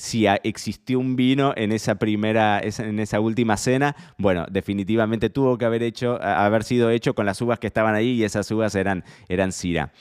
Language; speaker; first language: Spanish; native; Spanish